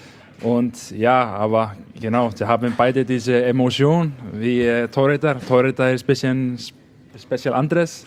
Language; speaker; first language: German; non-native, learner; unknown